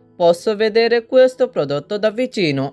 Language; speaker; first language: Italian; non-native, fluent; Bangla